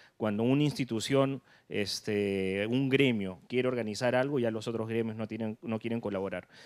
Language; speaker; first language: Spanish; native; Spanish